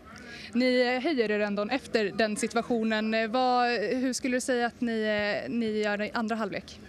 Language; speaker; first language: Swedish; native; Swedish